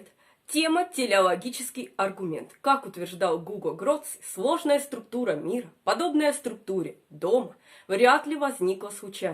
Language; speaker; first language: Russian; native; Russian